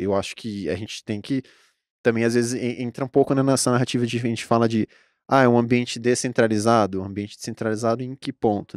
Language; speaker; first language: Portuguese; native; Portuguese